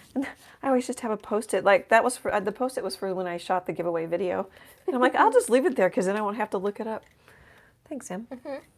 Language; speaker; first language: English; native; English